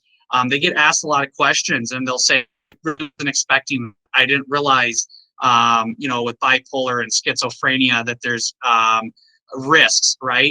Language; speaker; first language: English; native; English